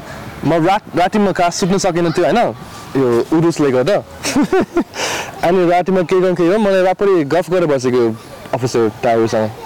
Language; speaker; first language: Nepali; non-native, learner; English